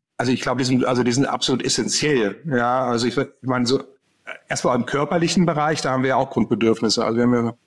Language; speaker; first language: German; native; German